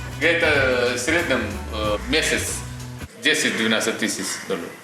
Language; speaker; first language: Russian; non-native, fluent; Nepali